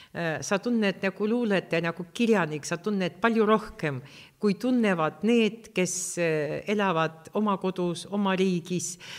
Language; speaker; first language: Estonian; non-native, local second language; Russian